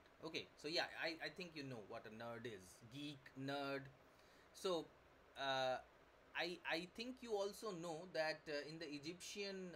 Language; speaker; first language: English; non-native, local second language; Bangla